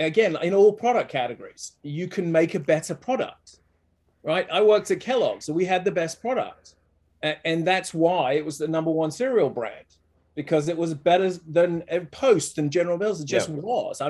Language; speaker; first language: English; native; English